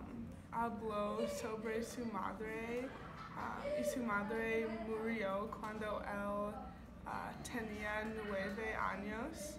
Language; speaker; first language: Spanish; non-native, learner; English